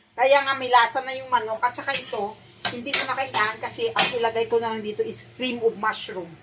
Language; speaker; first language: Filipino; non-native, local second language; Hiligaynon